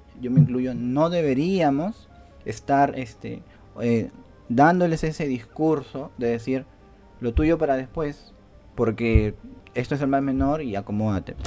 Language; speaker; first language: Spanish; native; Spanish